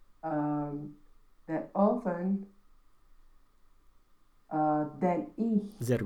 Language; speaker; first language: German; non-native, learner; Romanian